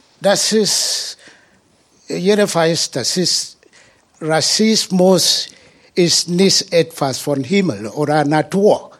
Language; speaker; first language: German; non-native, learner; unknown